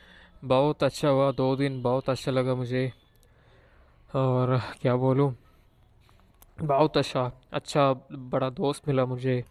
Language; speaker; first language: Hindi; non-native, local second language; Malayalam